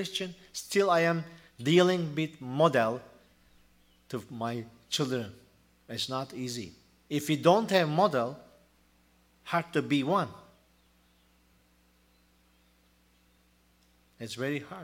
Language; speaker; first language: English; non-native, learner; Turkish